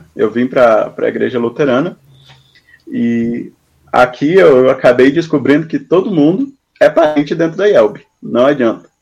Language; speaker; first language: Portuguese; native; Portuguese